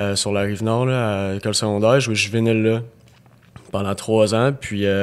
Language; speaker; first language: French; native; French